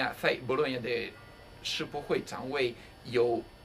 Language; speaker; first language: Chinese; non-native, fluent; Italian